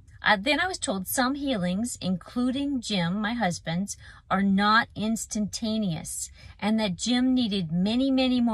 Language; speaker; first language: English; native; English